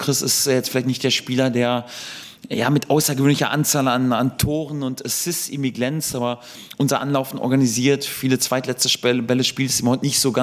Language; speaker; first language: German; native; German